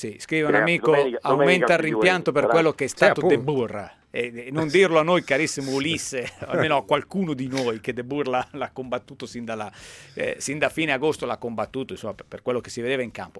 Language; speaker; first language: Italian; native; Italian